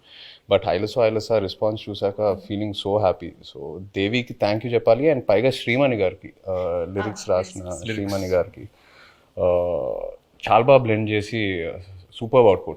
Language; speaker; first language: Telugu; native; Telugu